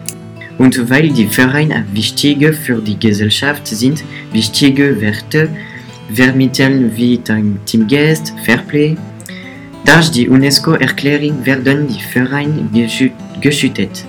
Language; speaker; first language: German; non-native, learner; French